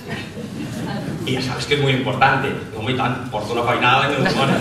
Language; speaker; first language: Spanish; non-native, local second language; Catalan